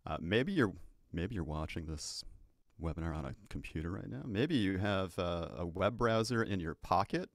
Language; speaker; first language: English; native; English